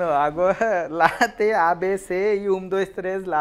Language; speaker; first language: Portuguese; non-native, learner; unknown